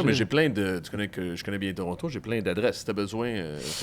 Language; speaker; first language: French; native; French